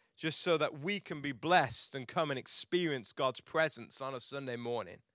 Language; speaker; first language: English; native; English